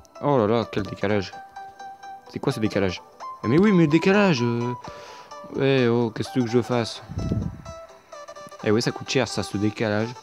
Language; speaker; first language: French; native; French